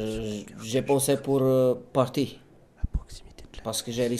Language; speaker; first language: French; non-native, learner; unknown